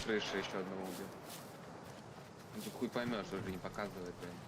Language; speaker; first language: Russian; native; Russian